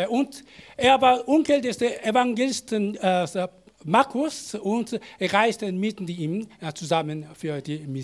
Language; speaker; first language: German; non-native, learner; Korean